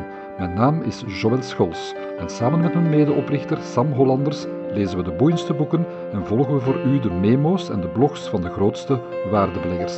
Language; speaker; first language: Dutch; native; Dutch